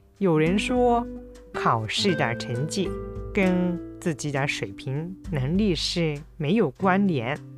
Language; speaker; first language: Chinese; non-native, fluent; Japanese